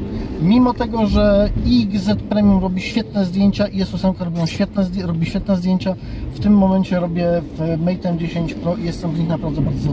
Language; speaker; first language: Polish; native; Polish